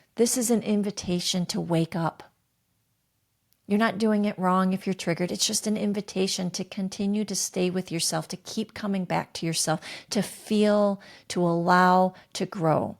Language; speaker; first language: English; native; English